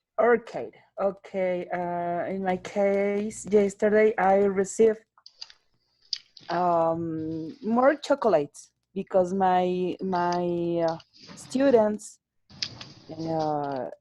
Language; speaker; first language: English; non-native, learner; Spanish